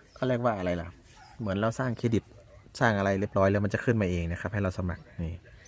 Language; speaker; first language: Thai; native; Thai